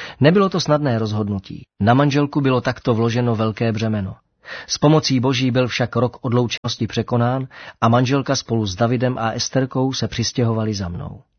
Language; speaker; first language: Czech; native; Czech